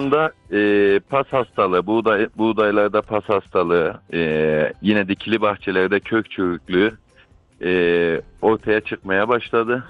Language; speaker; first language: Turkish; native; Turkish